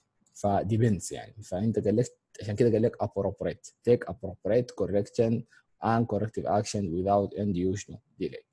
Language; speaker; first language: Arabic; native; Arabic